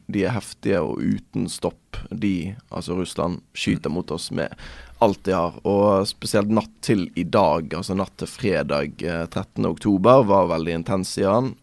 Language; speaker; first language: Norwegian; native; Norwegian